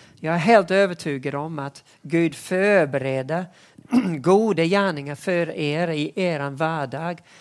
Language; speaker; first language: Swedish; non-native, fluent; English